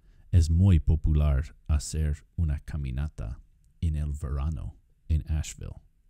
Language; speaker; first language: Spanish; non-native, fluent; English